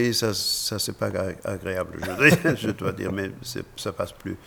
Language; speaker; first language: French; non-native, fluent; German